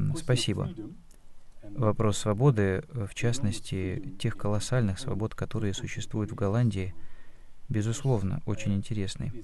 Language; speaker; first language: Russian; non-native, fluent; Dutch